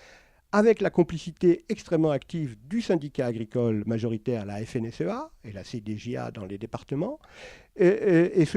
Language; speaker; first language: French; native; French